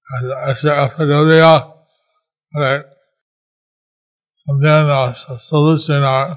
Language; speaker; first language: Spanish; non-native, learner; English